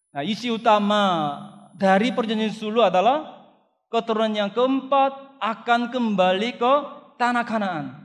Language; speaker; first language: Indonesian; non-native, fluent; Korean